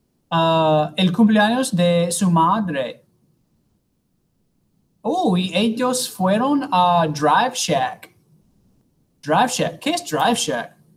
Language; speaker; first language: Spanish; non-native, fluent; English